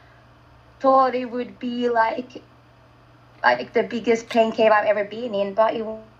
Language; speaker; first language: English; non-native, fluent; Finnish